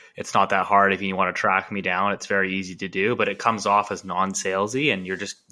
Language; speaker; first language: English; native; English